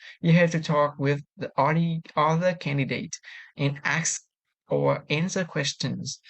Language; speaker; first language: English; non-native, learner; Vietnamese